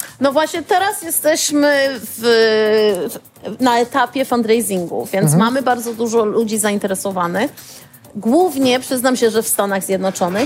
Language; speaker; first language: Polish; early bilingual, heritage; Polish